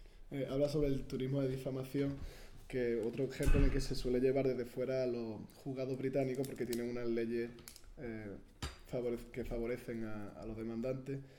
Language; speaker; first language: Spanish; native; Spanish